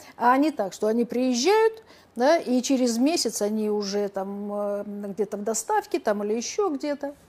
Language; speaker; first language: Russian; native; Russian